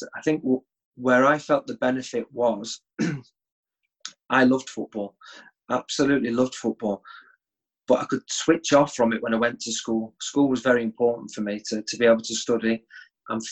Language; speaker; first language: English; native; English